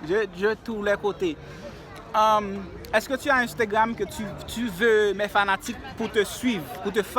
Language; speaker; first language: French; non-native, learner; Haitian Creole